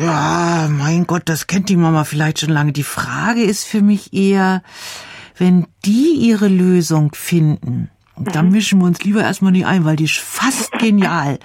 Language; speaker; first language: German; native; German